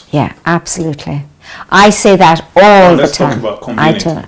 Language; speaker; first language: English; native; English